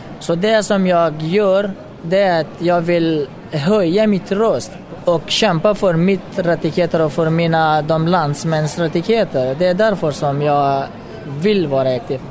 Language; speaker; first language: Swedish; non-native, fluent; Pashto